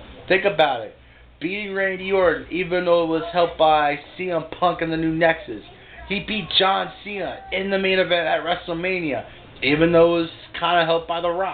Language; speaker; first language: English; native; English